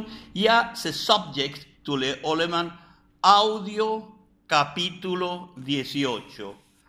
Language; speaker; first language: Finnish; non-native, fluent; Spanish